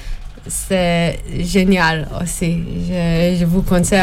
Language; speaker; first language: French; non-native, learner; Hebrew